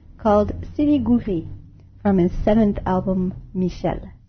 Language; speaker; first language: English; native; English